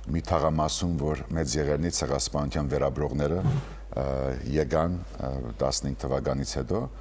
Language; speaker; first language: Armenian; early bilingual, heritage; Armenian